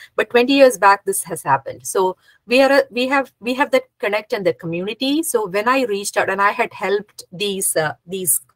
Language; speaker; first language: English; non-native, local second language; Malayalam